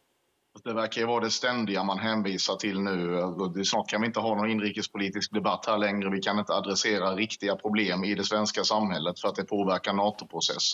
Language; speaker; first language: Swedish; native; Swedish